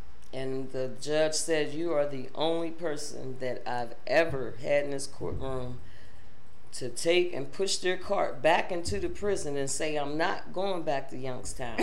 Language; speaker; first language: English; native; English